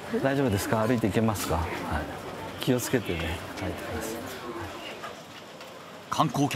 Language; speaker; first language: Japanese; native; Japanese